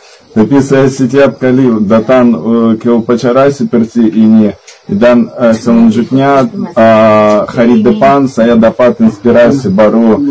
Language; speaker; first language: Indonesian; non-native, learner; Russian